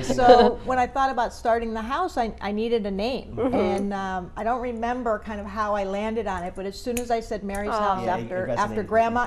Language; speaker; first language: English; native; English